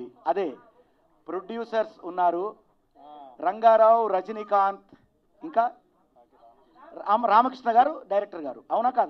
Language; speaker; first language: Telugu; native; Telugu